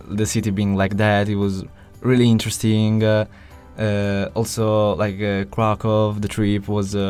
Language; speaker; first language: English; non-native, fluent; Italian